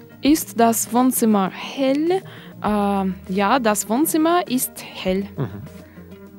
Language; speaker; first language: German; non-native, learner; Russian